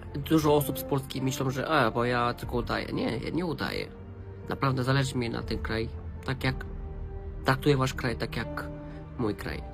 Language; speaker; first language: Polish; non-native, learner; Romanian